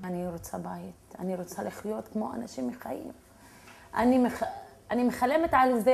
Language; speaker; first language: Hebrew; non-native, learner; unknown